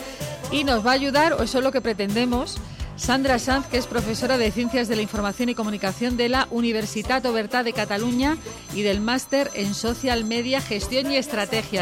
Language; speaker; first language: Spanish; native; Spanish